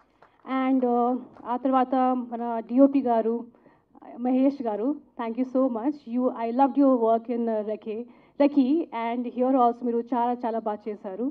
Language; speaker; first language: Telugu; non-native, local second language; Hindi